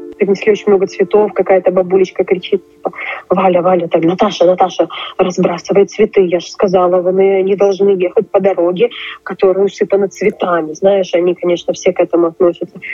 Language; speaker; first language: Russian; non-native, local second language; Ukrainian